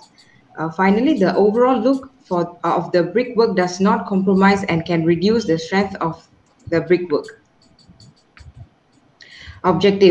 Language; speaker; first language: English; non-native, local second language; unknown